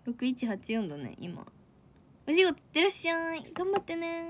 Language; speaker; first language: Japanese; native; Japanese